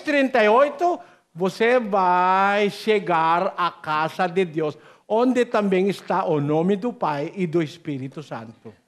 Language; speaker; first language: Portuguese; non-native, learner; Filipino